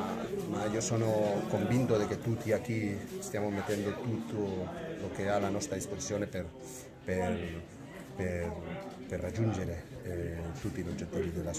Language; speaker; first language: Italian; non-native, fluent; Spanish